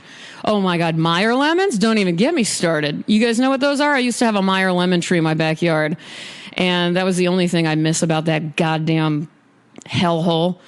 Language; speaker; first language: English; native; English